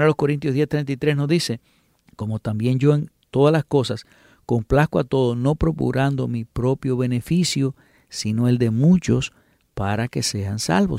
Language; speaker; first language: Spanish; native; Spanish